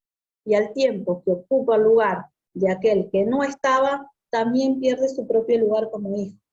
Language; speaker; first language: Spanish; native; Spanish